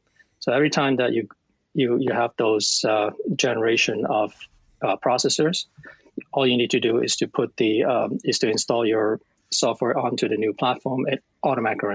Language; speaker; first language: English; non-native, local second language; Cantonese